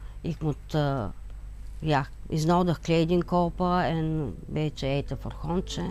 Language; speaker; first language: Dutch; non-native, learner; Bulgarian